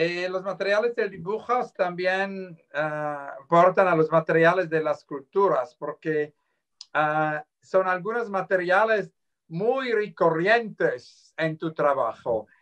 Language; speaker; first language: Spanish; non-native, fluent; Swiss German